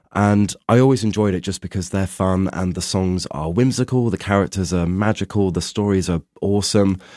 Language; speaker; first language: English; native; English